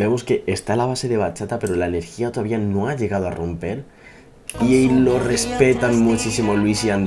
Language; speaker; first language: Spanish; native; Spanish